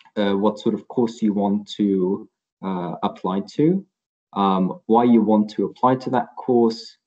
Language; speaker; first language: English; non-native, fluent; Lithuanian